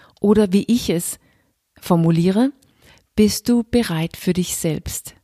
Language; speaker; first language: German; non-native, fluent; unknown